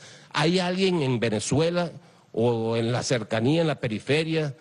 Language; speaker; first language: Spanish; native; Spanish